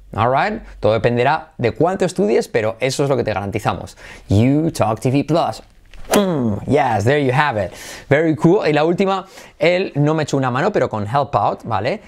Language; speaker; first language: Spanish; native; Spanish